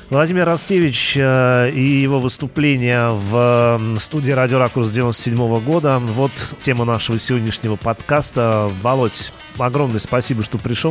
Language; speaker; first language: Russian; native; Russian